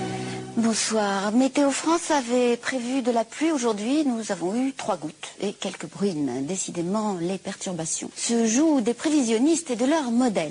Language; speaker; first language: French; native; French